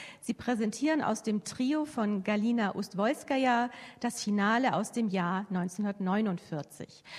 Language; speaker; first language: German; native; German